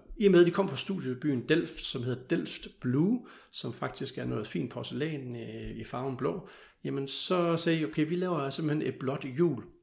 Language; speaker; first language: Danish; native; Danish